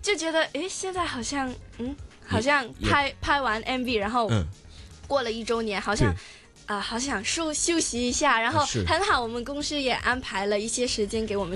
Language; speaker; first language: Chinese; non-native, local second language; Cantonese